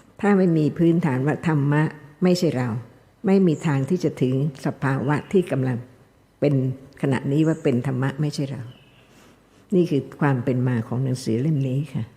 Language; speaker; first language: Thai; native; Thai